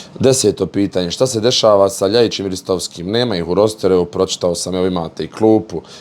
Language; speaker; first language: Bosnian; native; Bosnian